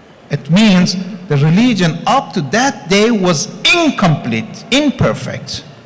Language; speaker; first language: English; non-native, fluent; Persian